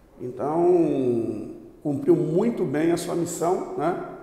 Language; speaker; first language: Portuguese; native; Portuguese